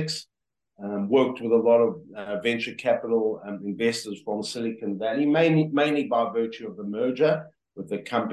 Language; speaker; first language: English; native; English